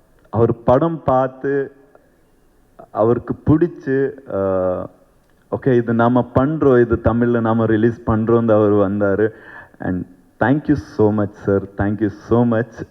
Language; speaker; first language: Tamil; non-native, learner; Kannada